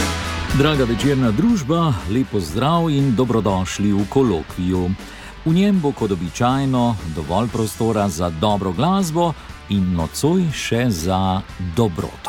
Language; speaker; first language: Slovenian; native; Slovenian